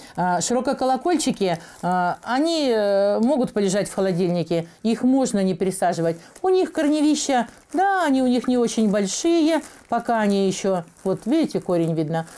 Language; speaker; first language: Russian; native; Russian